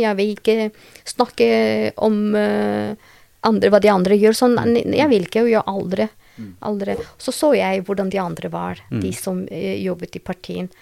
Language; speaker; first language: Norwegian; non-native, learner; Albanian